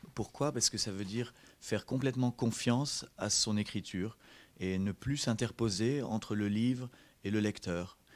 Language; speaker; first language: French; native; French